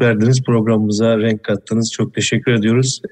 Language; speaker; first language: Turkish; native; Turkish